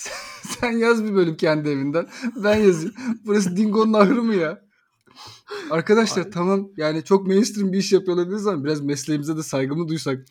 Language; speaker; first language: Turkish; native; Turkish